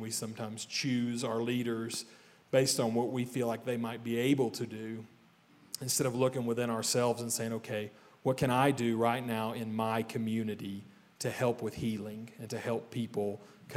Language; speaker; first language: English; native; English